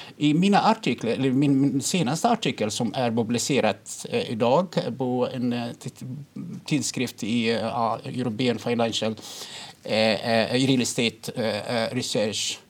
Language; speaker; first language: Swedish; non-native, fluent; Arabic